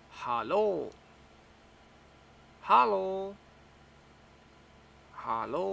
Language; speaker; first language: German; non-native, learner; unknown